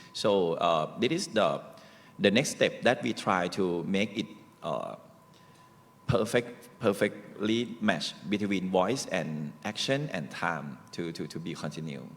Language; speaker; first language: English; non-native, learner; Thai